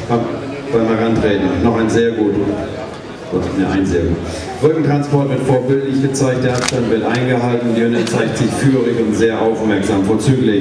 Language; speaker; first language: German; native; German